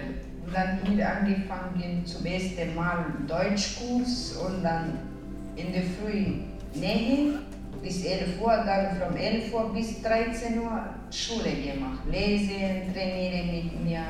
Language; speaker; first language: German; non-native, learner; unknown